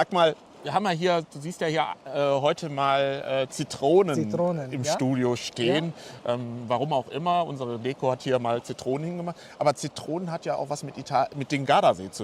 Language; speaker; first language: German; native; German